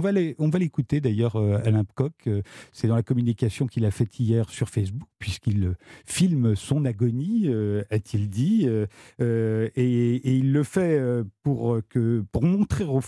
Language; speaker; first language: French; native; French